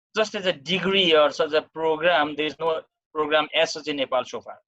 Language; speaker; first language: English; non-native, local second language; Nepali